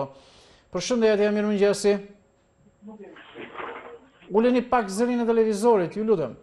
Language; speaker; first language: Albanian; native; Albanian